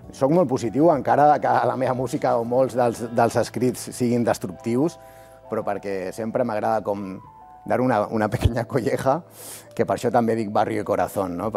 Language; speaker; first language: Catalan; non-native, local second language; Spanish